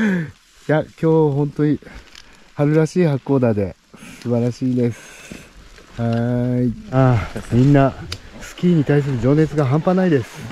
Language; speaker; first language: Japanese; native; Japanese